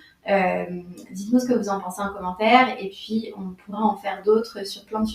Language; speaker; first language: French; native; French